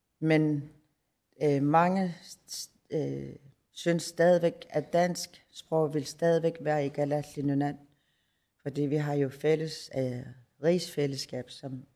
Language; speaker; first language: Danish; non-native, local second language; Kalaallisut